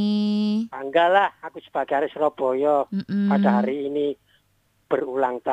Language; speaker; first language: Indonesian; non-native, local second language; Javanese